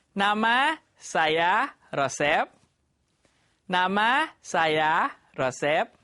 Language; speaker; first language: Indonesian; non-native, fluent; Thai